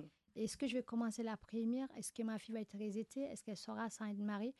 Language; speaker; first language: French; non-native, local second language; Fula